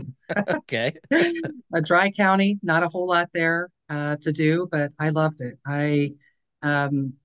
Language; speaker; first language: English; native; English